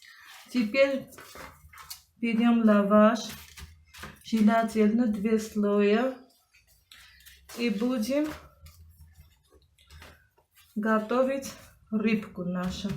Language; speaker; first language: Russian; non-native, local second language; Armenian